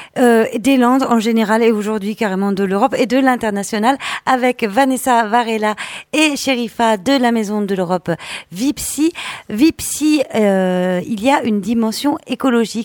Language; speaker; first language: French; native; French